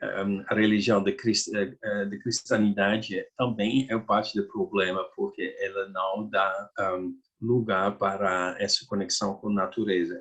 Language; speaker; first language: Portuguese; non-native, learner; Dutch